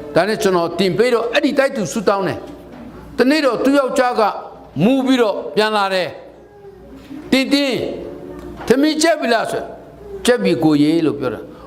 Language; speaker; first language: Burmese; non-native, local second language; Hakha Chin